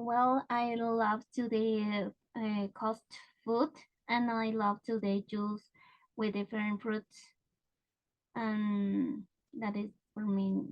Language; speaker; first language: English; non-native, learner; Spanish